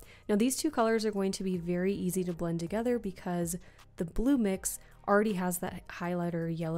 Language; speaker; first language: English; native; English